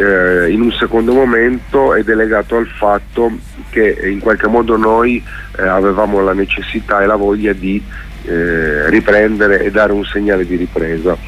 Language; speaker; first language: Italian; native; Italian